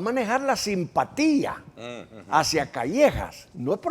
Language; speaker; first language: Spanish; native; Spanish